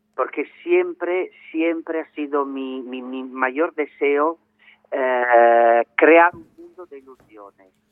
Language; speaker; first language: Spanish; non-native, fluent; Italian